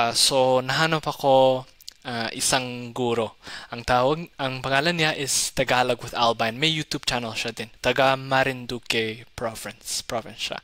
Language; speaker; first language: Filipino; non-native, fluent; Somali